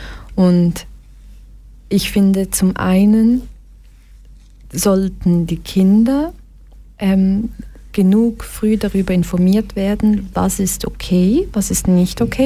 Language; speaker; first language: German; early bilingual, other home language; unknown